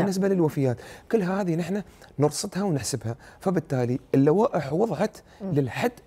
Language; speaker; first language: Arabic; native; Arabic